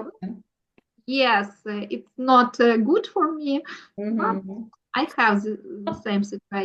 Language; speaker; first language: English; non-native, learner; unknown